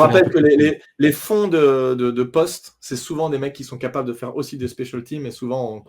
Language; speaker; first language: French; native; French